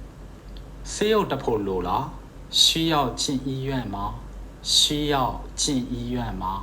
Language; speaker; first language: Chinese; non-native, fluent; Burmese